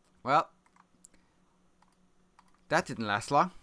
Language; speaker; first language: English; native; English